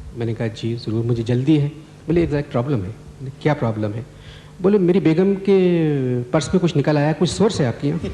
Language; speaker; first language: Urdu; native; Urdu